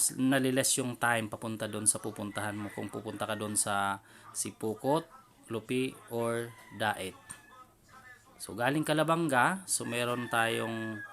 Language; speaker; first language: Filipino; non-native, local second language; Bikol